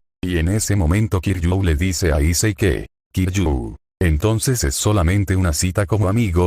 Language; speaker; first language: Spanish; native; Spanish